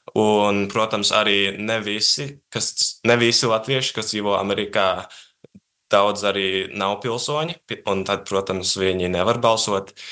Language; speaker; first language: Latvian; early bilingual, heritage; Latvian